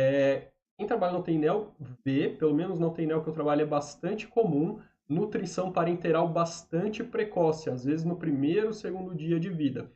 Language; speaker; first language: Portuguese; native; Portuguese